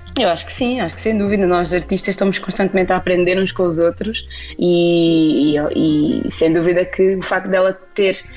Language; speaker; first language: Portuguese; native; Portuguese